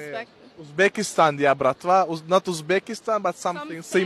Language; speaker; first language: English; non-native, learner; Turkmen